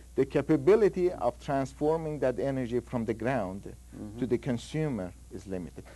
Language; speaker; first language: English; non-native, fluent; Persian